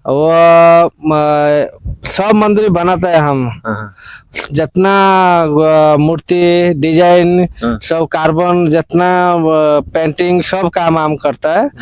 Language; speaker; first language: Hindi; non-native, local second language; Odia